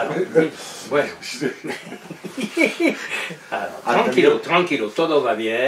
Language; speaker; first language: Spanish; non-native, learner; French